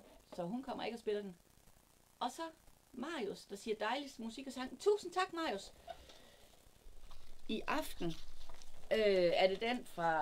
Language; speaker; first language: Danish; native; Danish